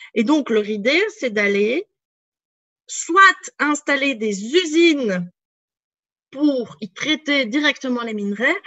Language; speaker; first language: French; native; French